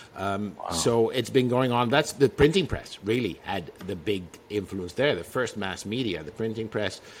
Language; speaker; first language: English; non-native, fluent; Dutch